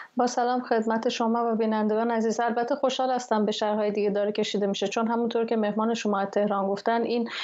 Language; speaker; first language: Persian; non-native, local second language; Arabic